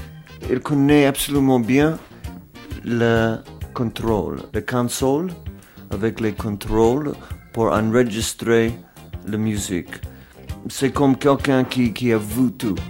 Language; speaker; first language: French; non-native, fluent; English